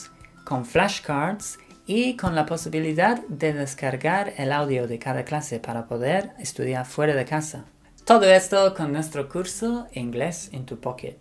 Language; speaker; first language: Spanish; non-native, fluent; English